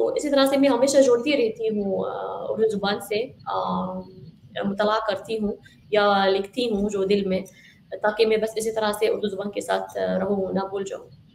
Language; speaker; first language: Hindi; non-native, fluent; Arabic